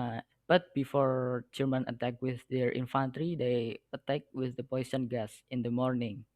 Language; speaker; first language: English; non-native, learner; Indonesian